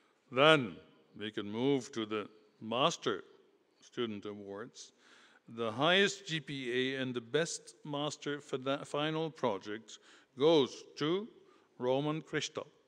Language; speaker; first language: English; non-native, fluent; Dutch